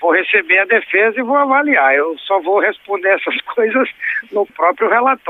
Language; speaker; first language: Portuguese; native; Portuguese